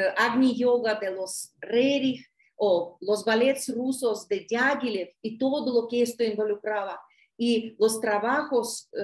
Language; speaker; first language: Spanish; non-native, fluent; Russian